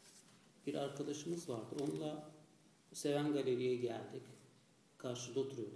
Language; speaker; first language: Turkish; non-native, fluent; Azerbaijani